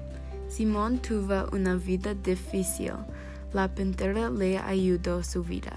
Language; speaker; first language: Spanish; non-native, learner; English